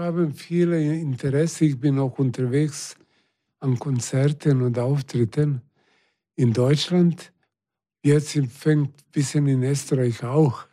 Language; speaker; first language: German; non-native, fluent; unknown